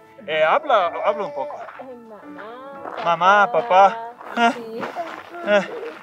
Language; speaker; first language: Spanish; non-native, learner; Serbian